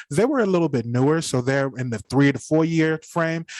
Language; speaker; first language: English; native; English